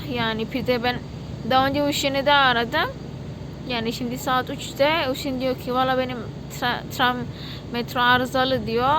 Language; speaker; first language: Turkish; non-native, learner; Indonesian